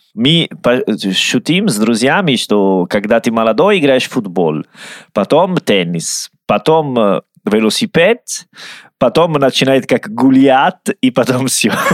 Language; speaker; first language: Russian; non-native, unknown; Italian